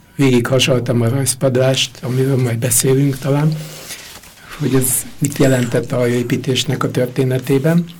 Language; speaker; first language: Hungarian; native; Hungarian